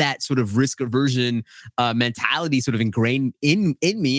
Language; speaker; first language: English; native; English